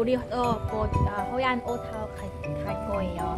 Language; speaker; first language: Korean; non-native, learner; Vietnamese